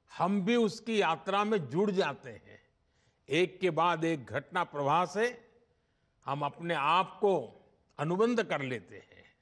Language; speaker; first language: Hindi; non-native, local second language; Gujarati